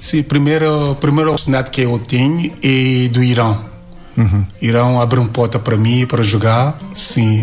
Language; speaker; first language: Portuguese; non-native, learner; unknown